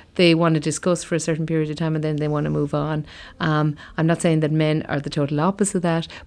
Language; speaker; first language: English; native; English